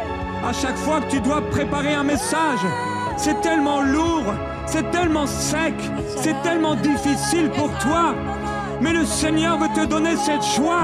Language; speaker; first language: French; native; French